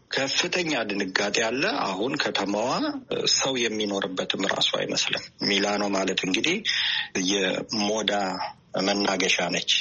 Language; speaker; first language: Amharic; non-native, local second language; Italian